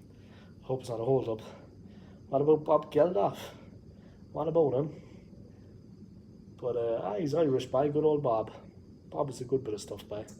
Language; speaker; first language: English; native; English